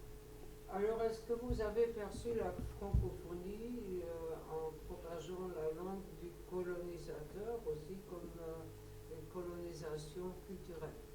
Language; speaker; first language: French; non-native, local second language; Luxembourgish